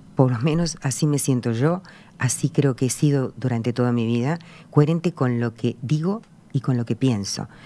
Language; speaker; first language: Spanish; native; Spanish